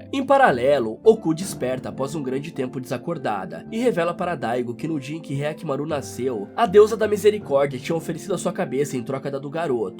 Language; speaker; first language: Portuguese; native; Portuguese